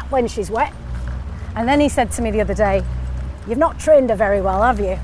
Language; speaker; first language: English; native; English